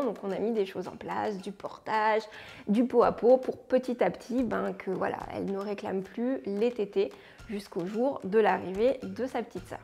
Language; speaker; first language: French; native; French